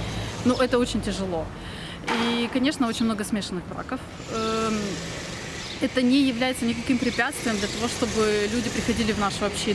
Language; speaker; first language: Russian; native; Russian